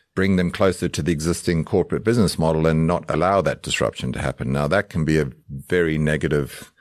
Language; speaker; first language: English; native; English